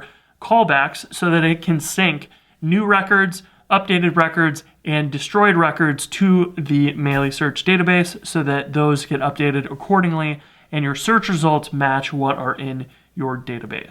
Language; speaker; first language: English; native; English